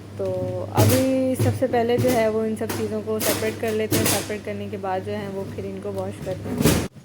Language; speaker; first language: Urdu; native; Urdu